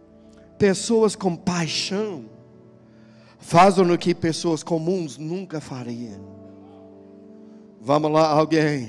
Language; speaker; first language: Portuguese; non-native, fluent; English